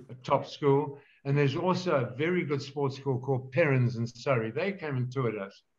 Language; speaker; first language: English; native; English